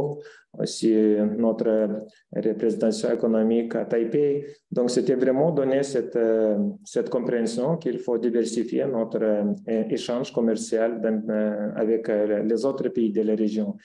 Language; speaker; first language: French; non-native, fluent; Lithuanian